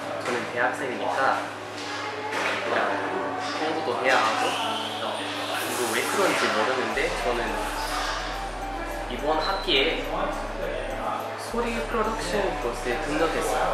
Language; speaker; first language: Korean; non-native, fluent; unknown